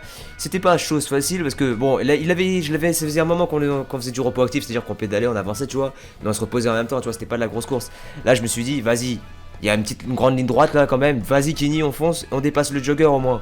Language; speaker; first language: French; native; French